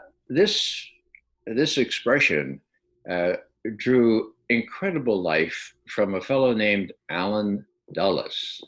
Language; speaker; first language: English; native; English